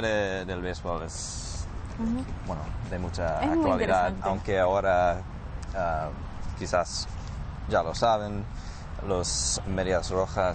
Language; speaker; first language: Spanish; non-native, fluent; English